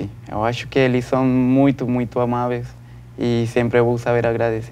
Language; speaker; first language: Portuguese; non-native, learner; Spanish